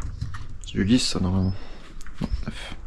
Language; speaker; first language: French; native; French